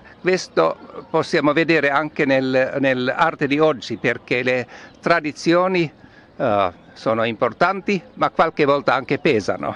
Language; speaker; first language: Italian; non-native, learner; Finnish